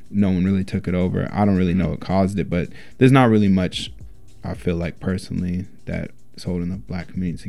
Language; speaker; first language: English; native; English